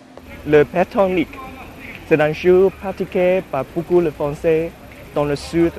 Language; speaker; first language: French; non-native, learner; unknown